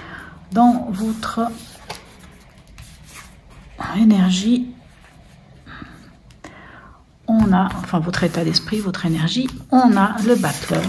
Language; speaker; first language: French; native; French